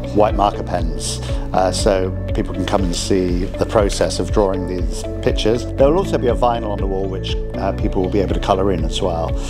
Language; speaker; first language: English; native; English